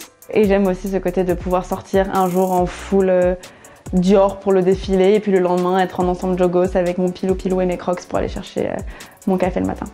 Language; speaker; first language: French; native; French